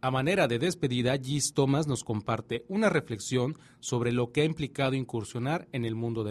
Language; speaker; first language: Spanish; native; Spanish